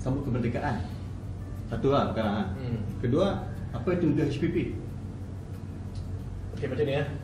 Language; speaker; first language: Malay; native; Malay